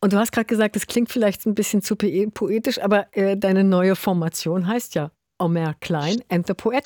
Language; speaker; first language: German; native; German